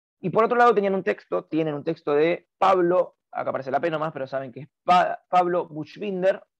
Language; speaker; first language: Spanish; native; Spanish